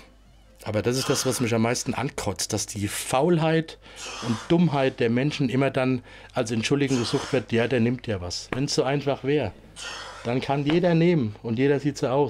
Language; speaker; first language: German; native; German